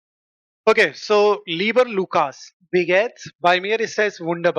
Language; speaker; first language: German; non-native, fluent; Hindi